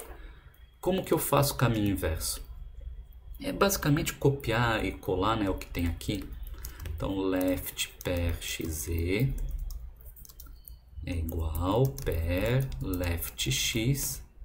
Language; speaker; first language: Portuguese; native; Portuguese